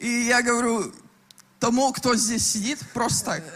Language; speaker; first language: Russian; non-native, local second language; Latvian